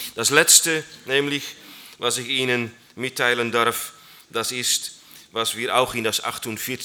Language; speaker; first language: German; non-native, learner; Dutch